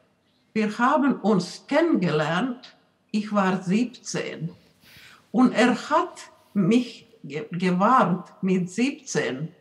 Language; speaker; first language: German; non-native, fluent; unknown